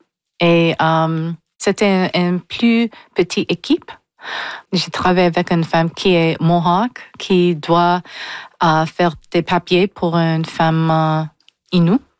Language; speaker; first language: French; non-native, fluent; English